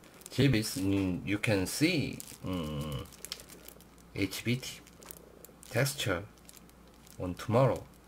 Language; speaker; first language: English; non-native, learner; Korean